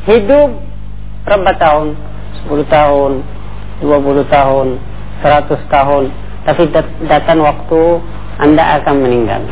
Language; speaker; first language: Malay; non-native, fluent; Arabic